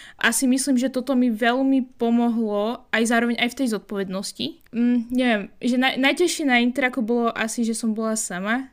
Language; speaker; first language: Slovak; non-native, fluent; Arabic